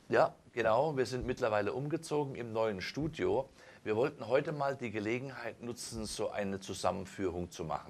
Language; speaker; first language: German; native; German